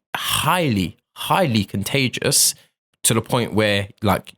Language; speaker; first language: English; native; English